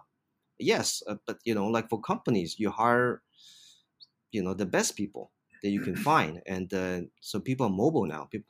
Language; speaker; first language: English; non-native, local second language; Cantonese